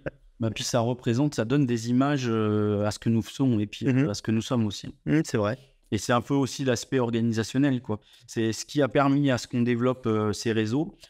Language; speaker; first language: French; native; French